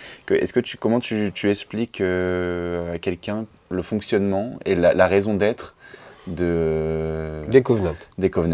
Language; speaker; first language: French; native; French